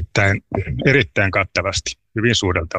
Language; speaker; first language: Finnish; native; Finnish